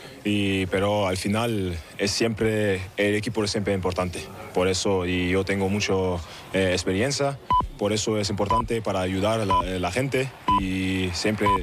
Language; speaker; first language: Spanish; non-native, learner; German